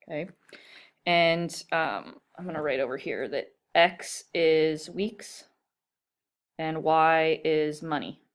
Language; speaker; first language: English; native; English